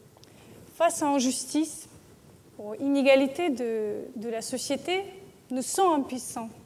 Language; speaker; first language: French; non-native, learner; Russian